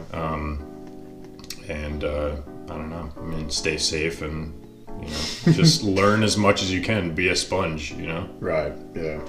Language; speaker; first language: English; native; English